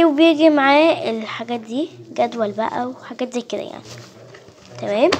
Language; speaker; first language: Arabic; native; Arabic